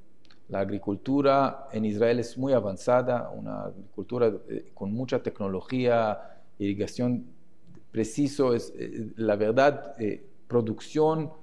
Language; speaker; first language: Spanish; non-native, fluent; Hebrew